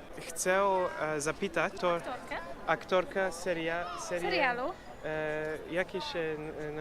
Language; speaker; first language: Polish; non-native, learner; English